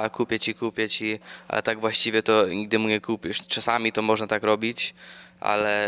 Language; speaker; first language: Polish; early bilingual, other home language; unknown